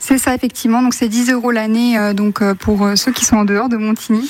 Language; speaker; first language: French; native; French